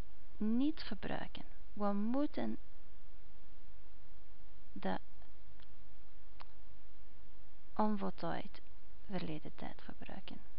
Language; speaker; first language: Dutch; non-native, fluent; English